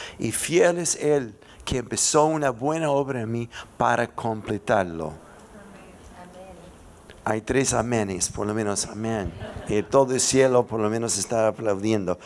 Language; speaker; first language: Spanish; non-native, fluent; English